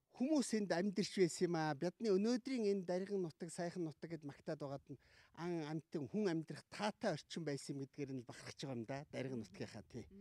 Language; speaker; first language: Mongolian; native; Mongolian